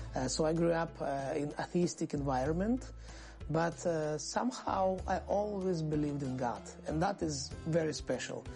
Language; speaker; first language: English; non-native, fluent; Russian